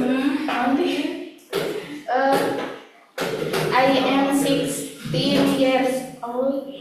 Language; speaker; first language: English; non-native, learner; Indonesian